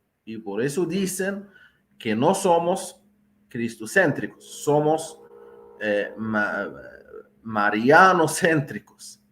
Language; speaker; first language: Spanish; non-native, fluent; Arabic